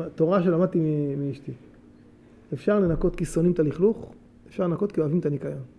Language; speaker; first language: Hebrew; native; Hebrew